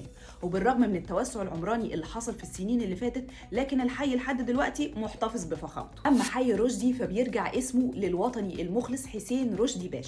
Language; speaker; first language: Arabic; native; Arabic